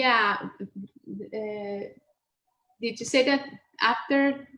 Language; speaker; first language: English; non-native, learner; Spanish